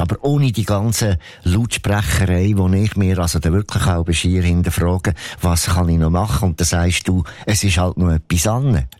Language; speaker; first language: German; native; German